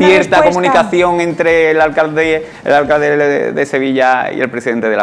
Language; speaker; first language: Spanish; native; Spanish